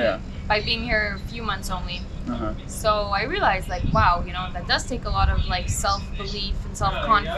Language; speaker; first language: English; early bilingual, heritage; English